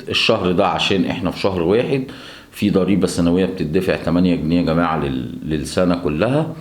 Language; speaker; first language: Arabic; native; Arabic